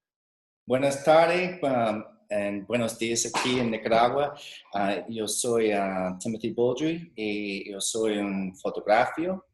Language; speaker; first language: Spanish; non-native, learner; English